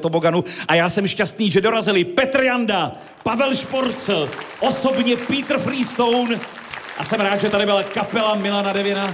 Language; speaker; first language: Czech; native; Czech